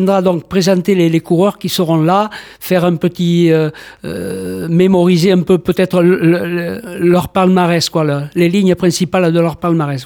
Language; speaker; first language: French; native; French